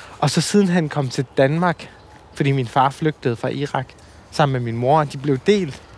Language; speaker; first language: Danish; early bilingual, other home language; Assyrian Neo-Aramaic